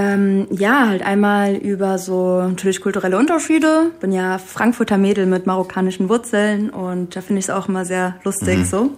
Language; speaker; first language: German; early bilingual, other home language; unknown